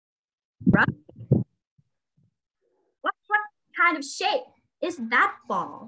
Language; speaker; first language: English; non-native, fluent; Vietnamese